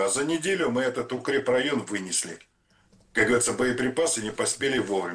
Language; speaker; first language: Russian; native; Russian